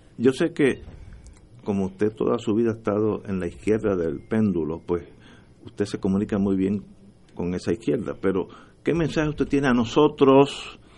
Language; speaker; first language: Spanish; native; Spanish